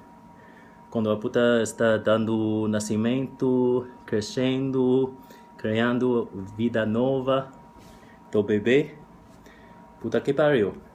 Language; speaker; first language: Portuguese; non-native, learner; English